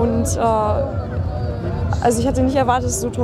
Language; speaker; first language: German; native; German